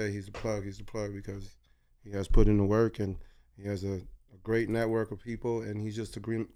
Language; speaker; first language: English; early bilingual, other home language; Spanish